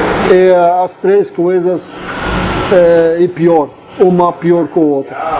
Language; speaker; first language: Portuguese; non-native, fluent; Arabic